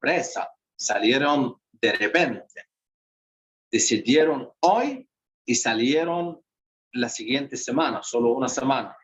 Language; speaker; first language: Spanish; non-native, fluent; Arabic